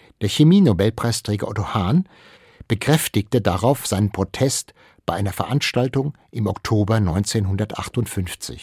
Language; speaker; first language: German; native; German